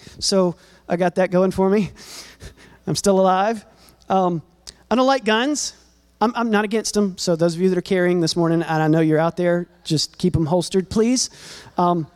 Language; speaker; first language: English; native; English